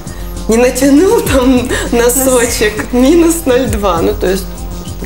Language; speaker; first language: Russian; native; Russian